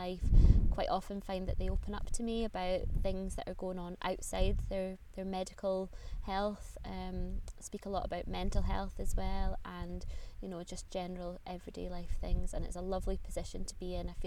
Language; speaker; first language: English; native; English